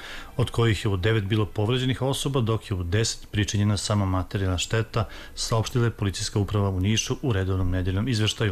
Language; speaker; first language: Serbian; native; Serbian